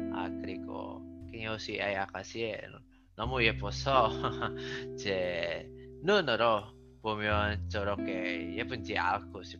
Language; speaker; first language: Korean; non-native, learner; Indonesian